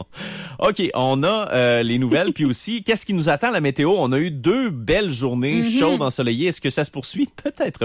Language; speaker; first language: French; native; French